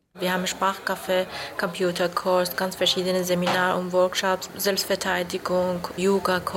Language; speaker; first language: German; non-native, fluent; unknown